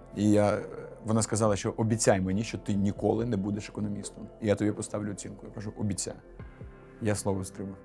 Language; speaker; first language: Ukrainian; non-native, local second language; Russian